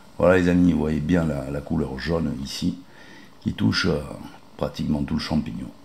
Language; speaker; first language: French; native; French